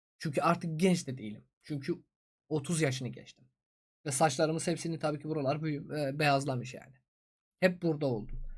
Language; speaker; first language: Turkish; non-native, fluent; Persian